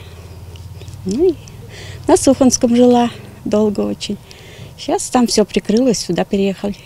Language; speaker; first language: Russian; native; Russian